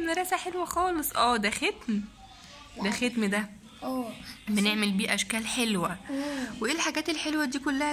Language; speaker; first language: Arabic; native; Arabic